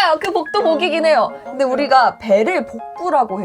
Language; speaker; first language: Korean; native; Korean